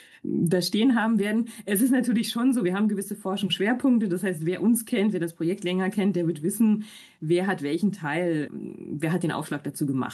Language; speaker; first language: German; native; German